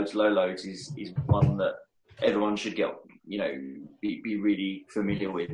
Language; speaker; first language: English; native; English